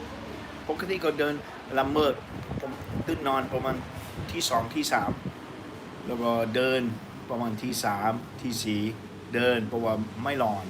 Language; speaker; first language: Thai; non-native, learner; English